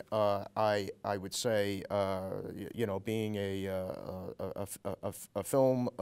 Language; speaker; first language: English; native; English